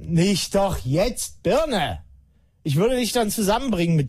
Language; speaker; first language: German; native; German